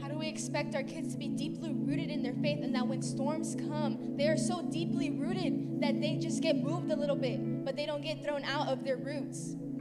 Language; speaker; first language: English; native; English